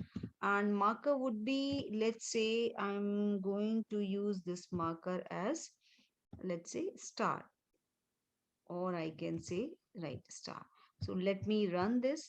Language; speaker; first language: English; non-native, local second language; Hindi